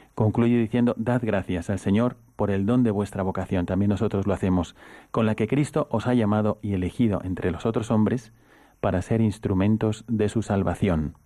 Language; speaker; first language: Spanish; native; Spanish